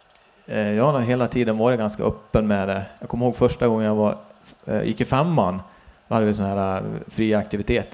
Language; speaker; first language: Swedish; native; Swedish